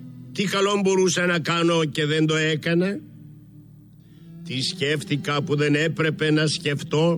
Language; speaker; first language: Greek; native; Greek